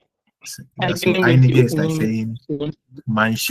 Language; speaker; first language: German; non-native, fluent; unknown